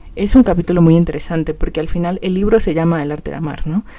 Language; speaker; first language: Spanish; native; Spanish